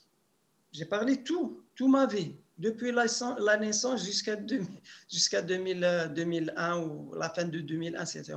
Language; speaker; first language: French; non-native, local second language; Arabic